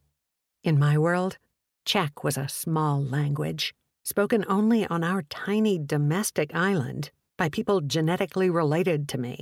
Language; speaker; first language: English; early bilingual, other home language; Czech